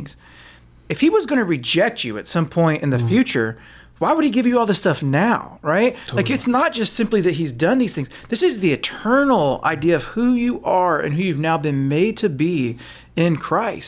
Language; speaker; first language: English; native; English